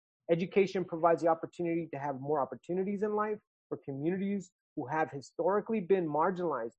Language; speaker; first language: English; early bilingual, other home language; Spanish